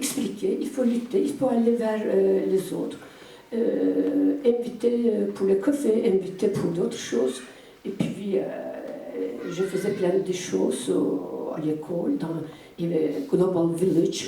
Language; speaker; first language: French; non-native, fluent; Turkish